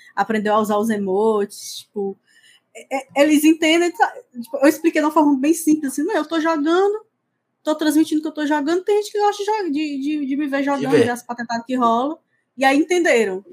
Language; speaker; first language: Portuguese; native; Portuguese